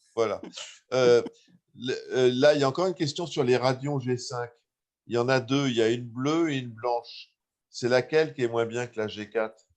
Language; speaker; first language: French; native; French